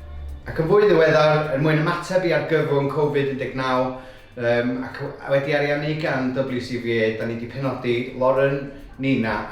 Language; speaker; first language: Welsh; native; Welsh